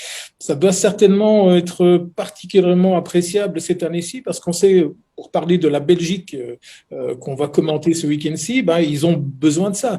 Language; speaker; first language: French; native; French